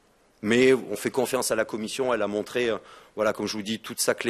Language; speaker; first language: French; native; French